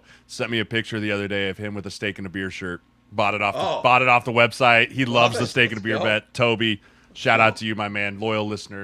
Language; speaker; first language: English; native; English